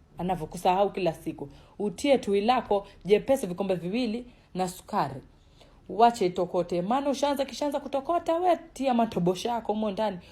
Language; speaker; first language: Swahili; native; Swahili